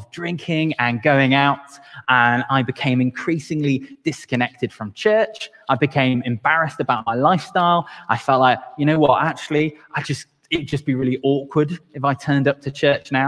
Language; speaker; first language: English; native; English